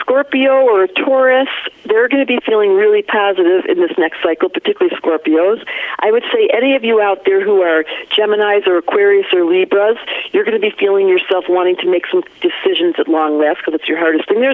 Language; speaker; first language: English; native; English